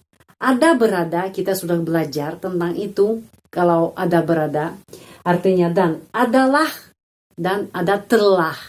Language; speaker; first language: Indonesian; non-native, fluent; Russian